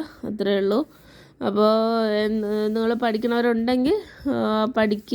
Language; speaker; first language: Malayalam; native; Malayalam